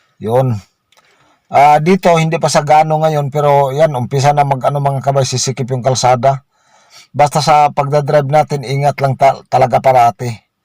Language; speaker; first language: Filipino; non-native, local second language; Cebuano